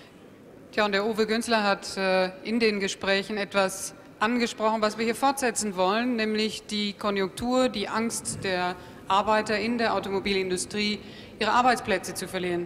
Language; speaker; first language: German; native; German